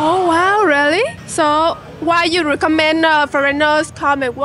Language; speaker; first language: English; non-native, learner; Vietnamese